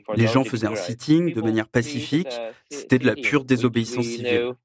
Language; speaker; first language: French; non-native, fluent; Polish